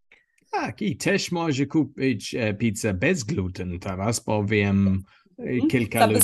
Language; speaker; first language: Polish; non-native, learner; English